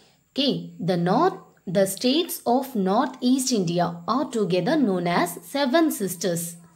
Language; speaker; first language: English; non-native, local second language; Tamil